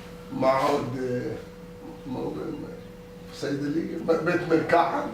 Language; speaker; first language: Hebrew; non-native, local second language; Arabic